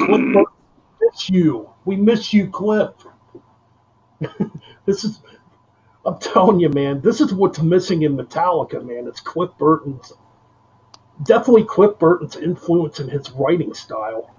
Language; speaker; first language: English; native; English